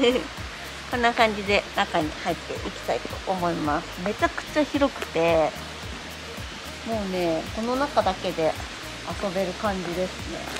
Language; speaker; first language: Japanese; native; Japanese